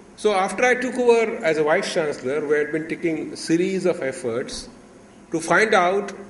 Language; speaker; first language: English; non-native, local second language; Marathi